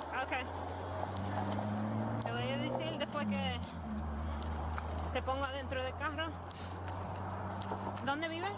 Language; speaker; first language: Spanish; early bilingual, heritage; Spanish